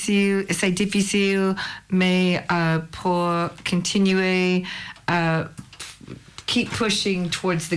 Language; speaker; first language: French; non-native, learner; English